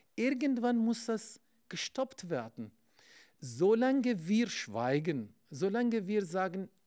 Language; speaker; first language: German; non-native, fluent; Arabic